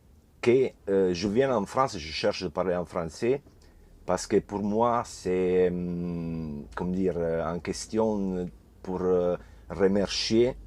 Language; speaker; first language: French; non-native, learner; Italian